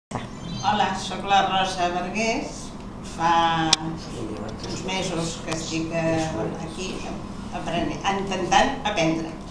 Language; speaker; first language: Catalan; non-native, local second language; Spanish